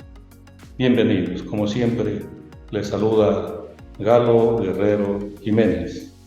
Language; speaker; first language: Spanish; native; Spanish